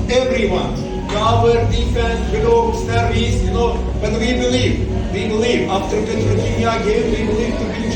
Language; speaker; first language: English; non-native, learner; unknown